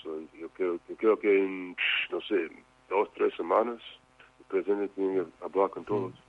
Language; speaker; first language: Spanish; non-native, fluent; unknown